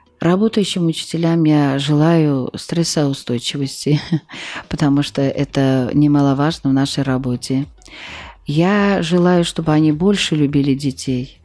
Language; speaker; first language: Russian; non-native, local second language; Armenian